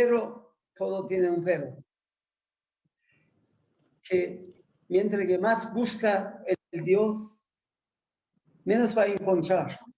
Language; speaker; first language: Spanish; non-native, learner; Persian